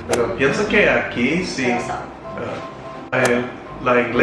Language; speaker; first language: Spanish; non-native, learner; English